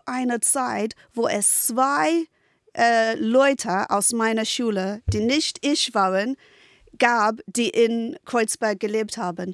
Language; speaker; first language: German; non-native, fluent; English